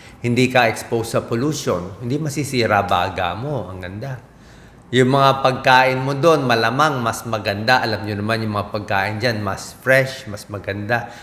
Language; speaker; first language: Filipino; native; Filipino